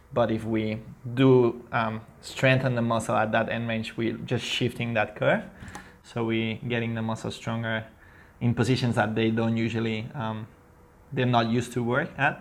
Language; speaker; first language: English; non-native, fluent; Spanish